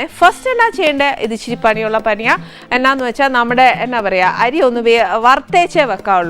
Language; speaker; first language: Malayalam; native; Malayalam